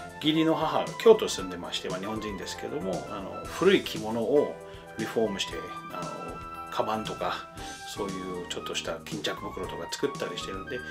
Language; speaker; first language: Japanese; non-native, fluent; English